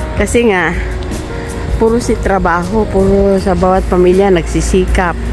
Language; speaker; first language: Filipino; native; Filipino